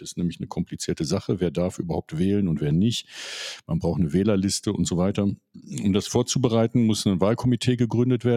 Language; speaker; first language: German; native; German